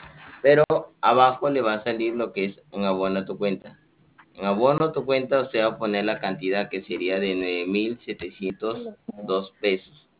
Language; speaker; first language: Spanish; native; Spanish